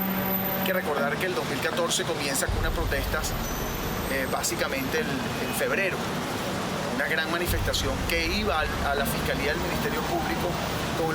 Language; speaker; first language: Spanish; native; Spanish